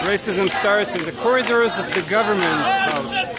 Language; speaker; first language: English; non-native, fluent; Hebrew